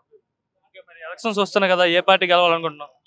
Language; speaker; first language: Telugu; native; Telugu